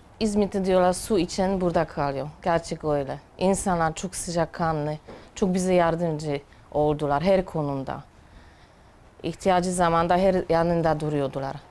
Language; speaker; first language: Turkish; non-native, learner; Polish